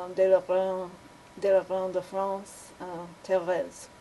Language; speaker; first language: French; non-native, learner; English